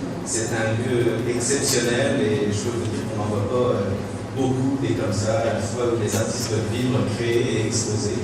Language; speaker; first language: French; native; French